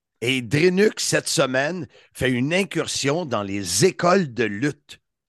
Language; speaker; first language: French; native; French